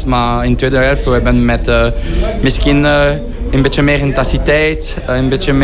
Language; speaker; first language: Dutch; non-native, fluent; French